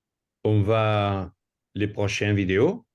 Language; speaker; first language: French; non-native, fluent; Spanish